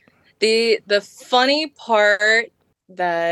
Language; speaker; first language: English; early bilingual, other home language; Khmer